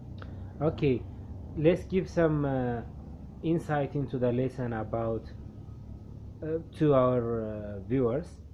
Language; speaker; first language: English; non-native, local second language; Amharic